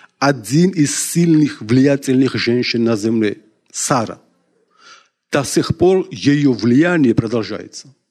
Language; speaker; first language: Russian; non-native, local second language; Georgian